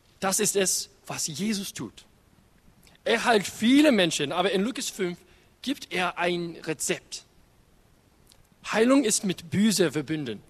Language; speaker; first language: German; non-native, learner; English